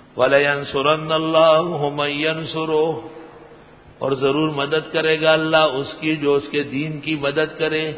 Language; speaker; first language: Urdu; non-native, local second language; Pashto